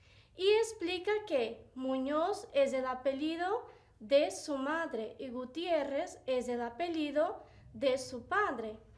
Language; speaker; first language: Spanish; non-native, fluent; Portuguese